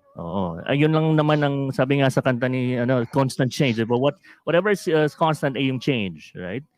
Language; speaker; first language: Filipino; non-native, local second language; Hiligaynon